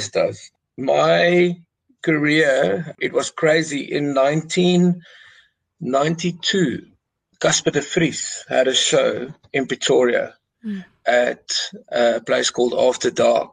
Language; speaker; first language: English; non-native, local second language; Afrikaans